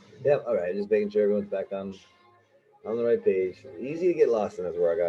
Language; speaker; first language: English; native; English